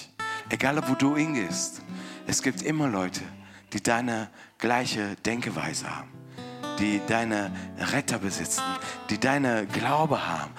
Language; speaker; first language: German; non-native, fluent; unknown